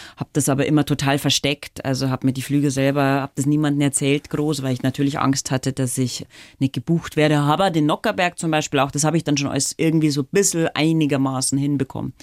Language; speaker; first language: German; native; German